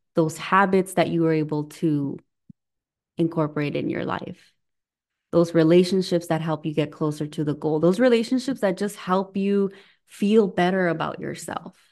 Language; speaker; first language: English; native; English